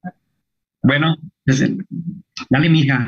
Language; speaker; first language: Spanish; non-native, local second language; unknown